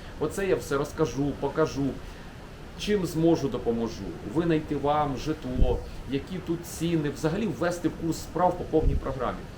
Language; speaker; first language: Ukrainian; non-native, local second language; Russian